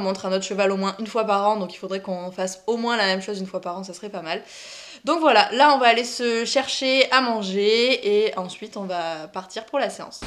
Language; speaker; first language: French; native; French